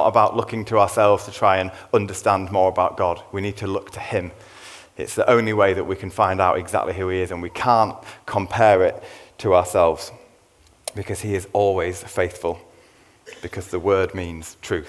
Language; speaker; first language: English; native; English